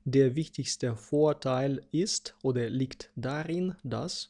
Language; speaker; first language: German; non-native, fluent; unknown